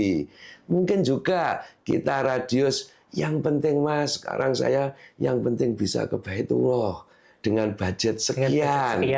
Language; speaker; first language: Indonesian; non-native, local second language; Javanese